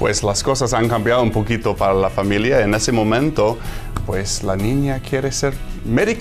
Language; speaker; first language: Spanish; non-native, fluent; English